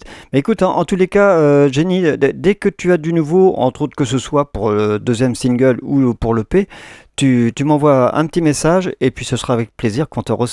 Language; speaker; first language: French; native; French